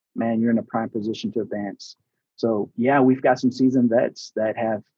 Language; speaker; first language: English; early bilingual, other home language; Spanish